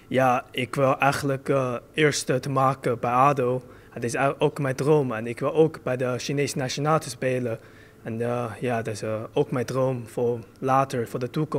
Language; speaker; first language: Dutch; early bilingual, other home language; Chinese